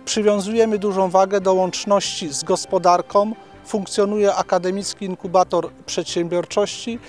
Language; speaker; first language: Polish; native; Polish